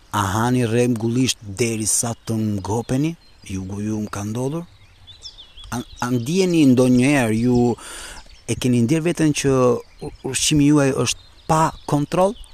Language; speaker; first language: Albanian; early bilingual, heritage; Albanian